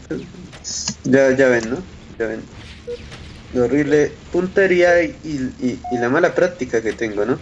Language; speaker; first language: Spanish; native; Spanish